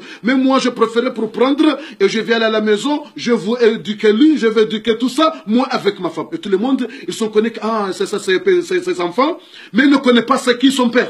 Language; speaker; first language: French; non-native, learner; Comorian